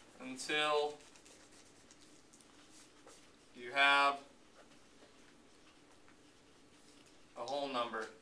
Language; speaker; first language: English; native; English